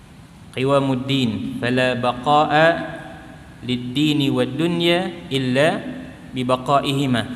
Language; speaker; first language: Arabic; non-native, fluent; Malay